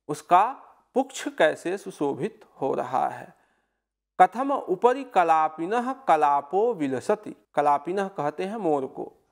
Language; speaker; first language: Hindi; native; Hindi